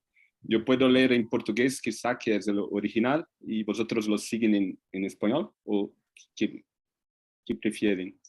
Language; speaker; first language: Spanish; non-native, fluent; Portuguese